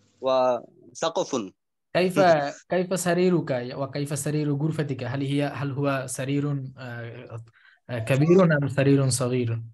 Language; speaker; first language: Arabic; non-native, fluent; Bangla